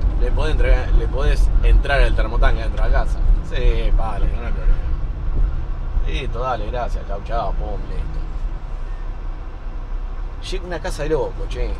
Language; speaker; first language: Spanish; native; Spanish